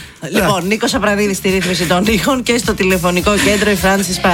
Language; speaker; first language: Greek; native; Greek